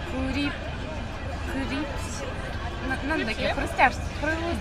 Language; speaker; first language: Japanese; non-native, learner; Lithuanian